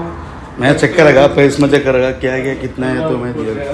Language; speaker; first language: Hindi; non-native, local second language; Malayalam